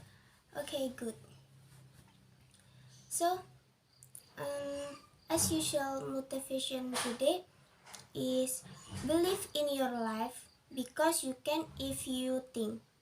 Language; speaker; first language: English; non-native, learner; Indonesian